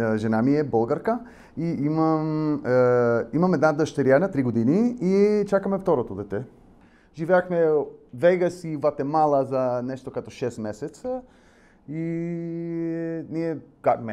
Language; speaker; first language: Bulgarian; non-native, learner; Spanish